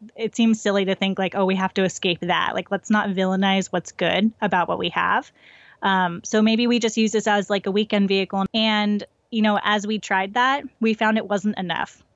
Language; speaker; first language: English; native; English